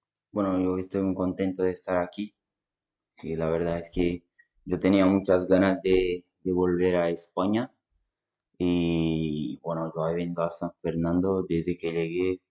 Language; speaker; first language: Spanish; non-native, fluent; Portuguese